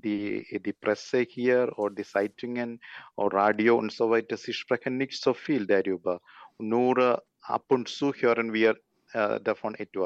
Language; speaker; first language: German; non-native, learner; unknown